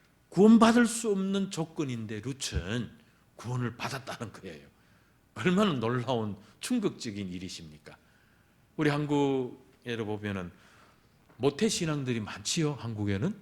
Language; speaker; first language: Korean; early bilingual, heritage; Korean